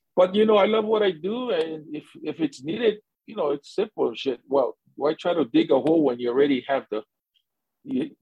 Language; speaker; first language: English; native; English